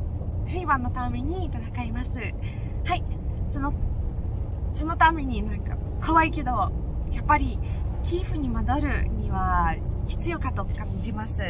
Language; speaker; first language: Japanese; non-native, fluent; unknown